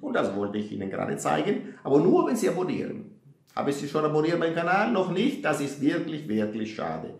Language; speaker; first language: German; non-native, fluent; Italian